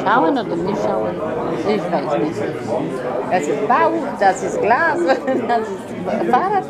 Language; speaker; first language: German; non-native, learner; Polish